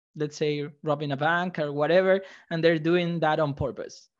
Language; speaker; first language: English; non-native, fluent; Spanish